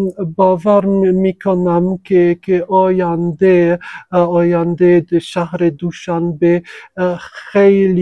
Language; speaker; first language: Persian; non-native, fluent; French